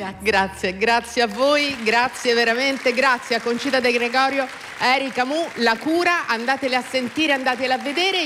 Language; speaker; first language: Italian; native; Italian